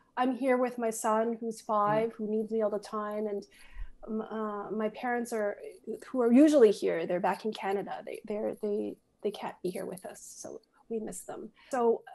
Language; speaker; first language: English; native; English